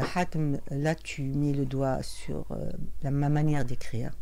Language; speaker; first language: French; non-native, local second language; Arabic